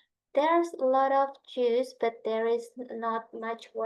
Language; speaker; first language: English; non-native, fluent; Indonesian